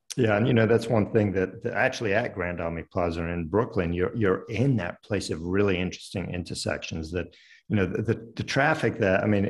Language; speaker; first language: English; early bilingual, other home language; French